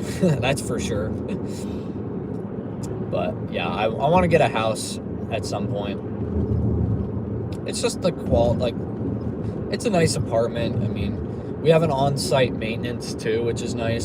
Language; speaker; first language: English; native; English